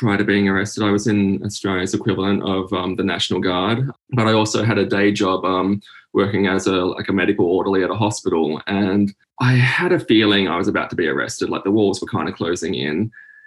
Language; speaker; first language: English; native; English